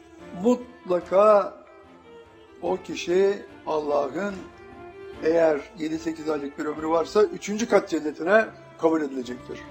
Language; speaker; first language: Turkish; native; Turkish